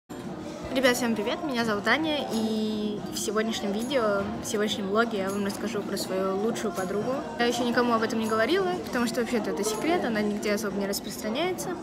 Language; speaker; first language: Russian; native; Russian